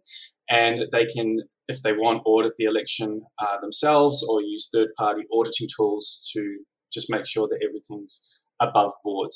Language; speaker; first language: English; native; English